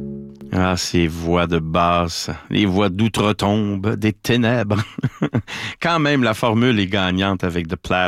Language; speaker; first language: French; native; French